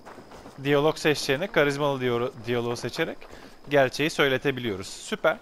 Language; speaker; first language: Turkish; native; Turkish